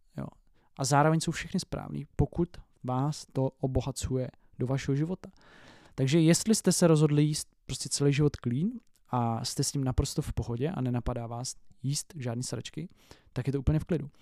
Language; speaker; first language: Czech; native; Czech